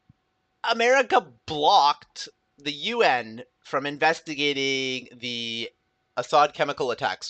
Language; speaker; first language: English; native; English